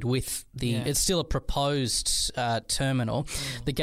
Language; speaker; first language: English; native; English